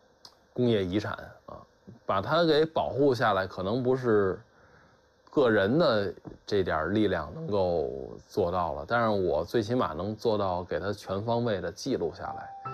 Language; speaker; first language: Chinese; native; Chinese